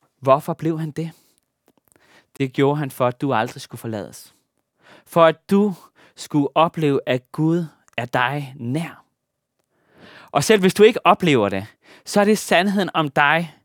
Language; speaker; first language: Danish; native; Danish